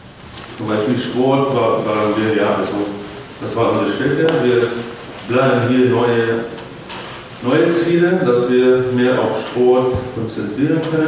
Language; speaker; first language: German; non-native, fluent; Arabic